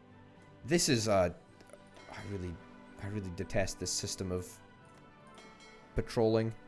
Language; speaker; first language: English; native; English